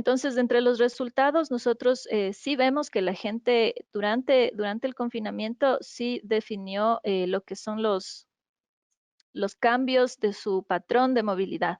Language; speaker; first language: Spanish; native; Spanish